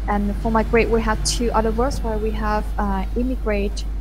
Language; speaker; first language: English; non-native, fluent; Vietnamese